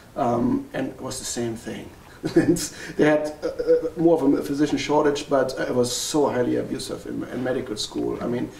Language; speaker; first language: English; non-native, fluent; German